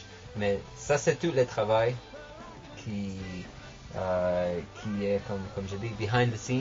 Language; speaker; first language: French; non-native, fluent; English